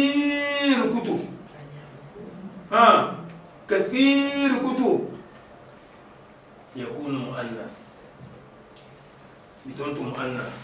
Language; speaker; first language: Arabic; non-native, fluent; Malay